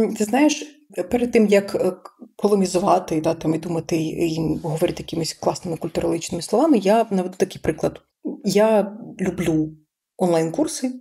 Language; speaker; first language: Ukrainian; early bilingual, other home language; Persian